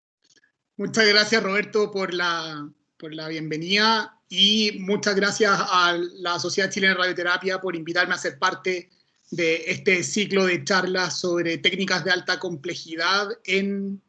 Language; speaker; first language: Spanish; native; Spanish